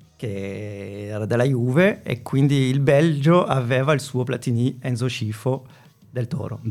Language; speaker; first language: Italian; non-native, fluent; French